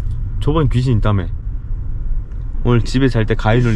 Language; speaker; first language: Korean; native; Korean